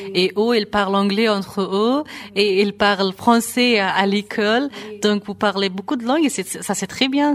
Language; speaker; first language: French; non-native, fluent; Persian